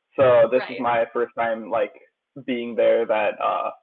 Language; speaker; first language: English; native; English